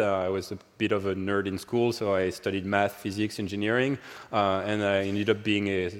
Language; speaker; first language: English; non-native, fluent; French